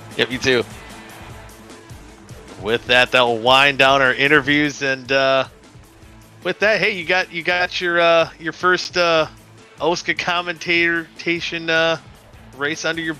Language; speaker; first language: English; native; English